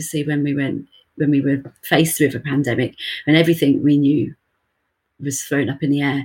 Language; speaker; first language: English; native; English